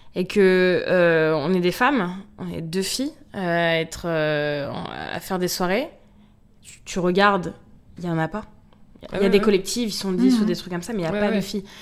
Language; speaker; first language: French; native; French